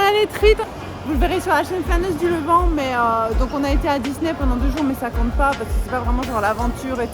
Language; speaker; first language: French; native; French